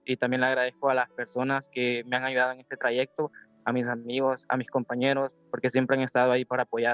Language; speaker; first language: Spanish; native; Spanish